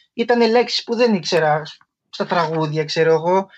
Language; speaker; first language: Greek; early bilingual, other home language; French